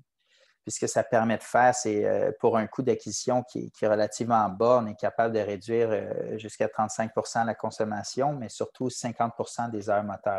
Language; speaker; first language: French; native; French